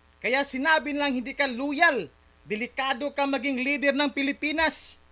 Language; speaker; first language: Filipino; native; Filipino